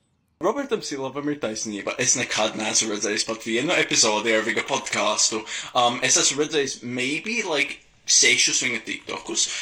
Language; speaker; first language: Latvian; non-native, local second language; English